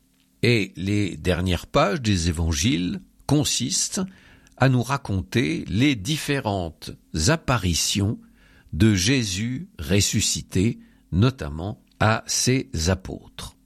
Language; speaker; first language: French; native; French